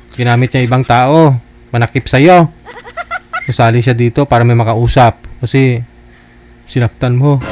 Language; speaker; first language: Filipino; native; Filipino